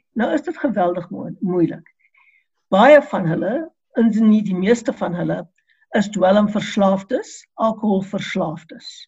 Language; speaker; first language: Afrikaans; non-native, local second language; English